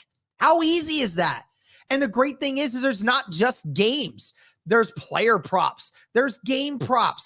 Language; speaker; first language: English; native; English